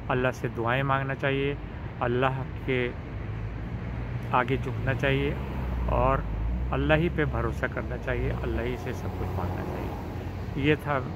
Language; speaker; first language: Urdu; native; Urdu